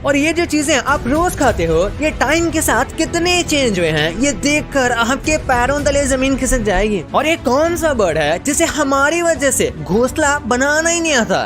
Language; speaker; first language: Hindi; native; Hindi